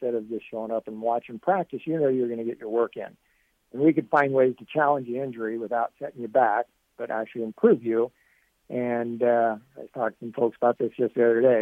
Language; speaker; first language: English; native; English